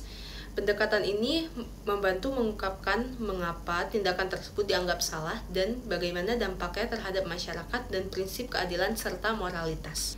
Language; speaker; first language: Indonesian; native; Indonesian